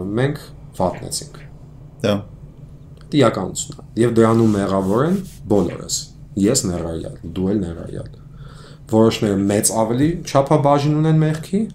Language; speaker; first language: Armenian; early bilingual, heritage; Armenian